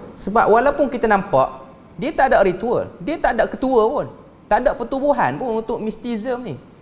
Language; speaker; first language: Malay; native; Malay